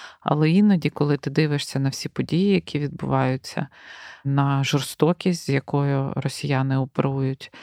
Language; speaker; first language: Ukrainian; native; Ukrainian